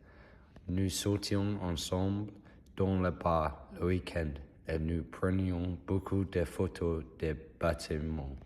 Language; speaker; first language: French; non-native, learner; English